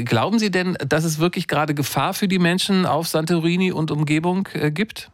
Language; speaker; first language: German; native; German